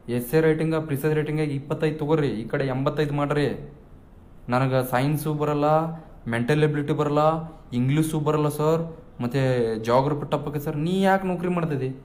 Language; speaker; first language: Kannada; native; Kannada